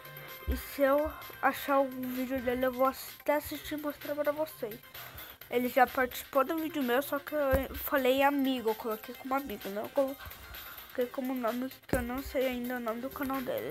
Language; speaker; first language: Portuguese; native; Portuguese